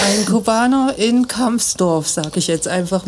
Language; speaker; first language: German; native; German